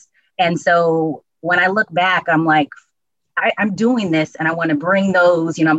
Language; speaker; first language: English; native; English